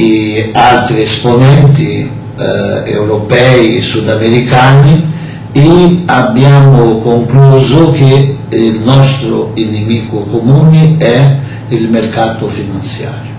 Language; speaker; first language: Italian; non-native, fluent; Portuguese